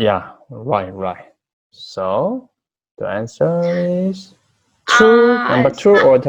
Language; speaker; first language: English; non-native, fluent; Korean